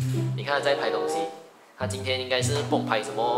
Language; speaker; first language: Chinese; native; Chinese